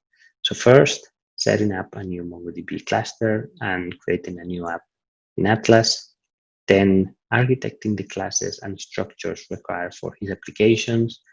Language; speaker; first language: English; non-native, fluent; Italian